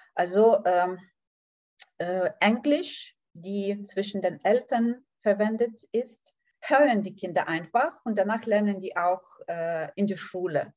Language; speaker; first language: German; non-native, fluent; Lithuanian